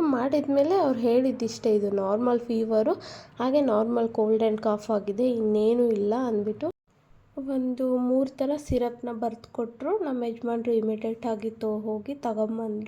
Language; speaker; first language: Kannada; native; Kannada